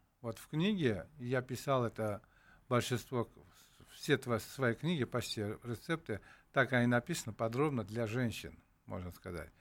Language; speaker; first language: Russian; non-native, local second language; Uzbek